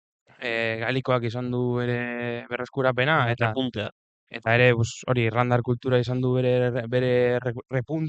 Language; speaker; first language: Basque; non-native, local second language; Spanish